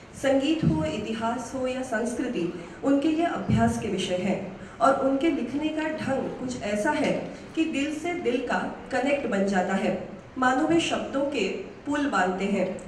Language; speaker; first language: Hindi; non-native, local second language; Marathi